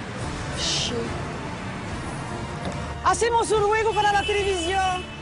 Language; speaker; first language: Spanish; non-native, learner; French